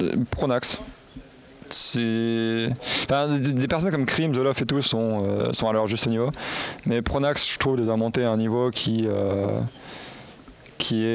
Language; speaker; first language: French; native; French